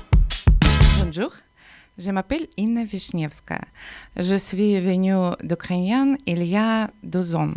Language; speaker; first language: French; non-native, learner; Ukrainian